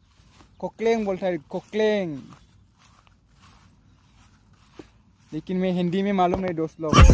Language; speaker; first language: Hindi; non-native, local second language; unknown